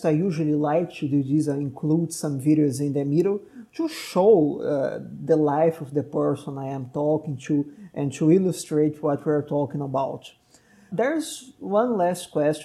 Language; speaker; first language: English; non-native, fluent; Portuguese